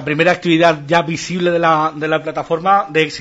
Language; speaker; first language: Spanish; native; Spanish